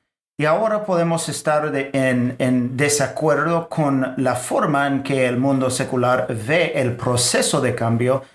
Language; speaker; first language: Spanish; non-native, fluent; English